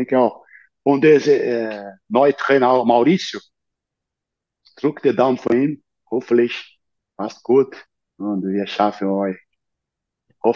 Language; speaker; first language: German; non-native, learner; Portuguese